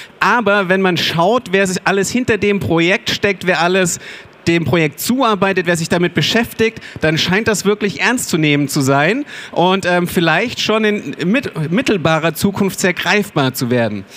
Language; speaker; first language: German; native; German